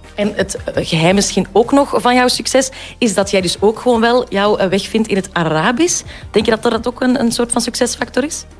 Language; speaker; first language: Dutch; native; Dutch